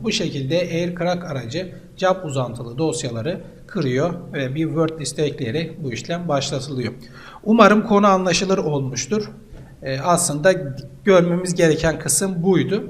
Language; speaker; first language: Turkish; native; Turkish